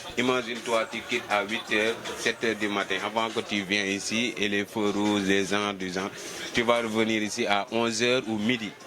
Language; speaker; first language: French; non-native, local second language; Wolof